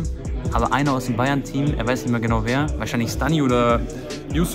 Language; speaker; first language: German; native; German